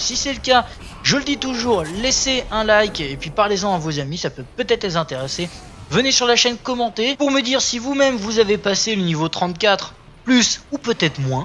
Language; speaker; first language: French; native; French